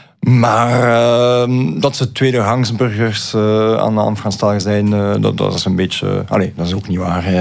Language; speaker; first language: Dutch; non-native, local second language; French